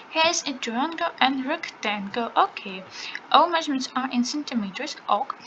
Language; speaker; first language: English; non-native, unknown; Ukrainian